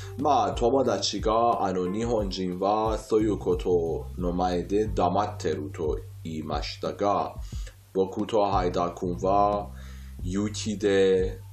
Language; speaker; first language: Japanese; non-native, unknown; Persian